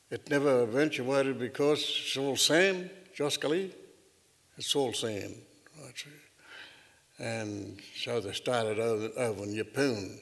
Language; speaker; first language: English; native; English